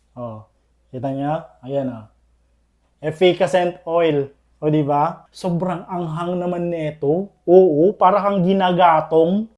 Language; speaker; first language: Filipino; non-native, local second language; Iloko